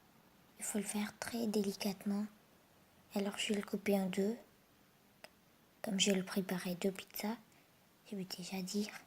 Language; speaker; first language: French; non-native, learner; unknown